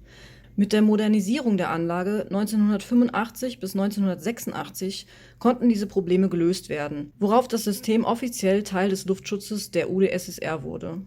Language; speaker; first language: German; native; German